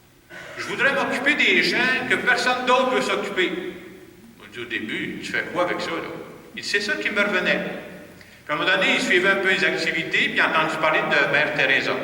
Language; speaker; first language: French; native; French